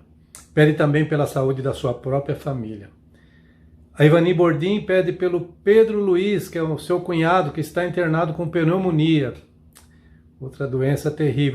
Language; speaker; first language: Portuguese; native; Portuguese